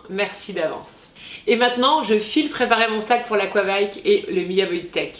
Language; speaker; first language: French; native; French